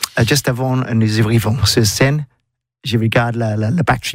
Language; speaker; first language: French; non-native, learner; English